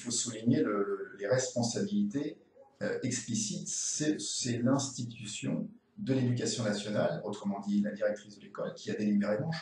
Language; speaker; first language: French; native; French